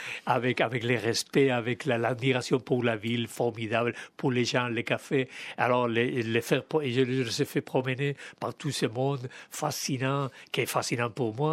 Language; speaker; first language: French; non-native, fluent; Spanish